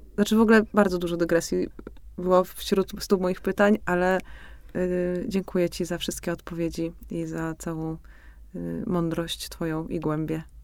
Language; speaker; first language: Polish; native; Polish